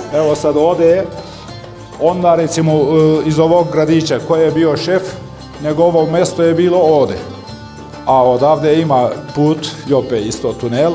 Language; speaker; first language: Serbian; early bilingual, heritage; Turkish